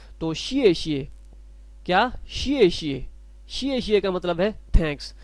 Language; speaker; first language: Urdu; non-native, local second language; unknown